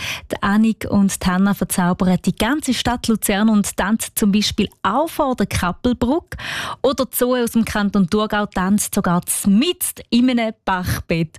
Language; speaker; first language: German; native; German